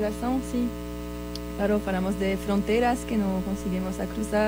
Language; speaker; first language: Portuguese; non-native, fluent; French